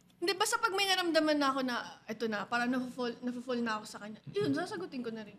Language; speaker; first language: Filipino; native; Filipino